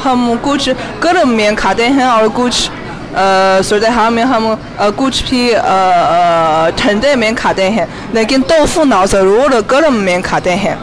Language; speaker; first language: Hindi; non-native, fluent; Chinese